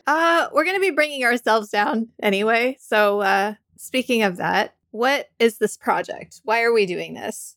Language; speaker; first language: English; native; English